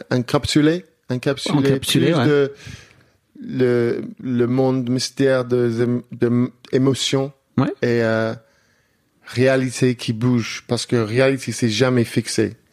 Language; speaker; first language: French; non-native, learner; English